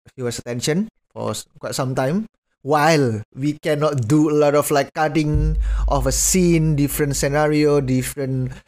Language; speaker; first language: English; non-native, fluent; Indonesian